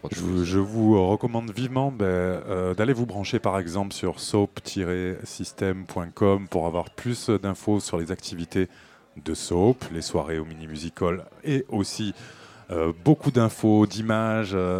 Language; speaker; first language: French; native; French